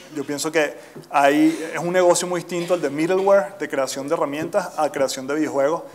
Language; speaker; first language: Spanish; native; Spanish